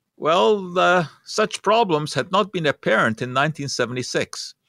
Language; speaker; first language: English; non-native, fluent; Hungarian